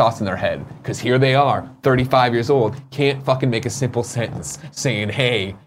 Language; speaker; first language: English; native; English